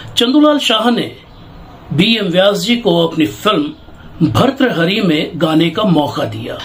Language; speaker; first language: Hindi; native; Hindi